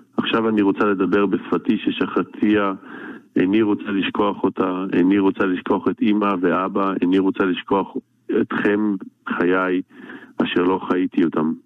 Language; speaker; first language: Hebrew; native; Hebrew